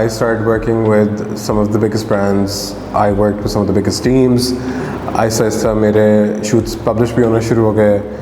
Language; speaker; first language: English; non-native, local second language; Urdu